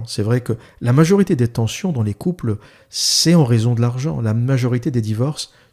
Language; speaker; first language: French; native; French